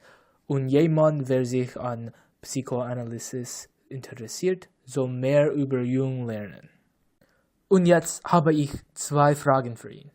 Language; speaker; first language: German; non-native, learner; English